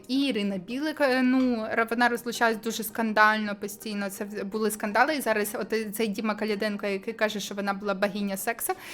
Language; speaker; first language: Ukrainian; native; Ukrainian